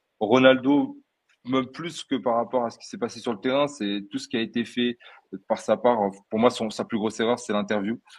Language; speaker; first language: French; early bilingual, other home language; Portuguese